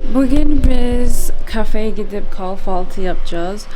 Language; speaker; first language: Turkish; early bilingual, heritage; Turkish